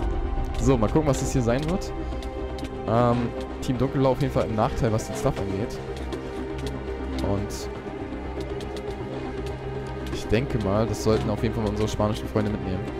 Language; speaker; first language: German; native; German